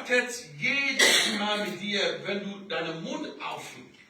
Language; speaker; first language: German; non-native, learner; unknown